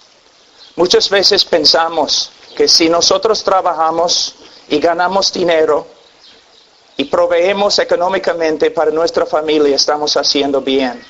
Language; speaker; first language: Spanish; non-native, fluent; English